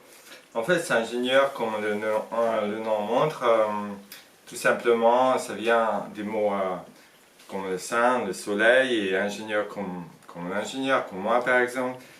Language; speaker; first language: French; non-native, fluent; Hungarian